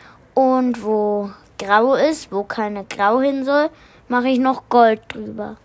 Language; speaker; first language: German; native; German